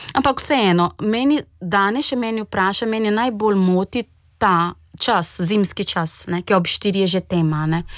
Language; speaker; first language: Slovenian; non-native, fluent; Portuguese